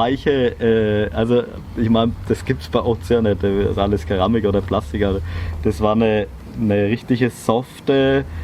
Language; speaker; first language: German; native; German